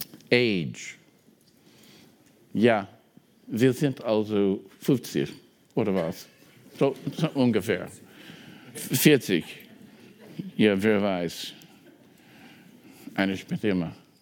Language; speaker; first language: German; non-native, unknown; English